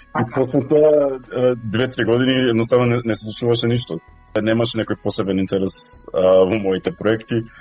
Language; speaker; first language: Macedonian; native; Macedonian